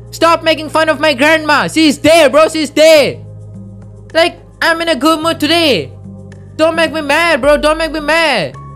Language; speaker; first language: English; non-native, local second language; Odia